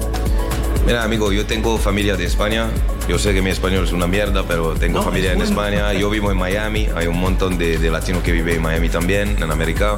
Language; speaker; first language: Spanish; non-native, learner; French